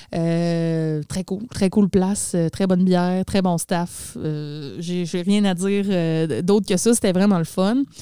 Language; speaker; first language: French; native; French